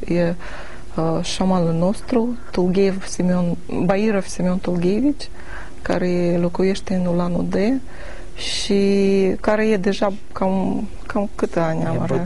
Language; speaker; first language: Romanian; non-native, learner; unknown